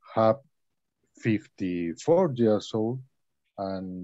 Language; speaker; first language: English; non-native, learner; Spanish